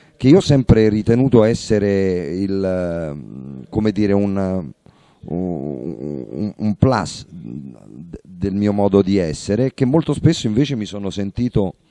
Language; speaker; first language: Italian; native; Italian